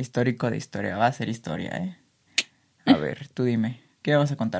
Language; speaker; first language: Spanish; native; Spanish